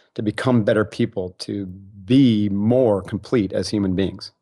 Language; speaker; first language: English; native; English